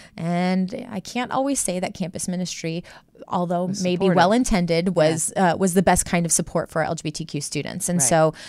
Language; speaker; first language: English; native; English